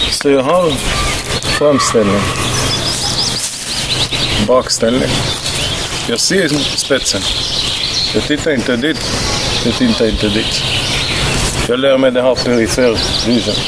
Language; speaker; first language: Swedish; non-native, fluent; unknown